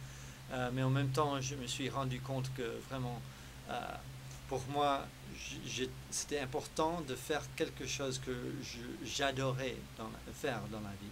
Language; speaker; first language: French; early bilingual, heritage; French